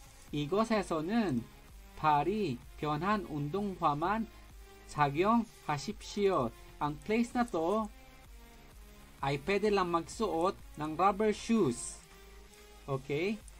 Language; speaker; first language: Korean; non-native, fluent; Filipino